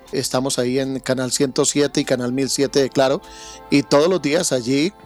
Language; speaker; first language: Spanish; native; Spanish